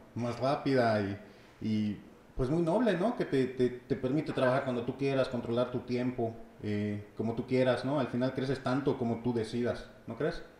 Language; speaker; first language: Spanish; native; Spanish